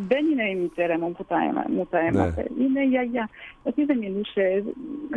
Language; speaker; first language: Greek; early bilingual, heritage; Greek